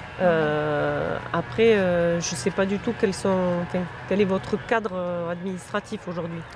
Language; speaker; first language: French; native; French